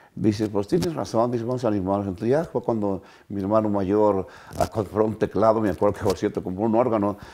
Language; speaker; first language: Spanish; native; Spanish